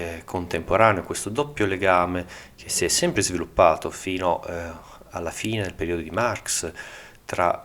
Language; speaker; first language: Italian; native; Italian